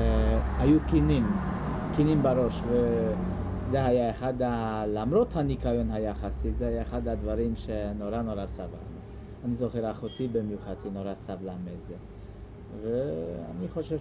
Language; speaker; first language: Hebrew; non-native, fluent; Hungarian